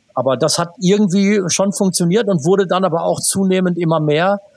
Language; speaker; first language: German; native; German